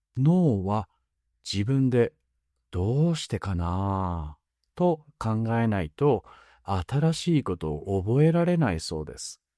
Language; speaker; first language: Japanese; native; Japanese